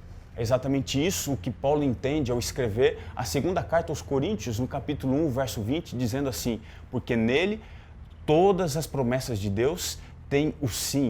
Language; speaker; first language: Portuguese; native; Portuguese